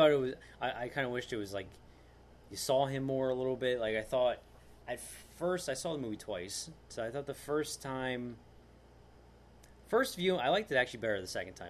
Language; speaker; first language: English; native; English